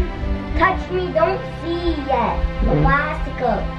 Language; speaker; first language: English; early bilingual, other home language; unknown